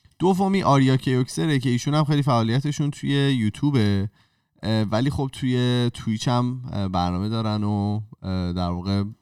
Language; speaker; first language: Persian; native; Persian